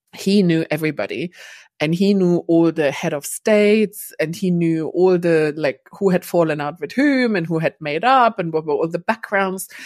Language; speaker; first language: English; non-native, fluent; German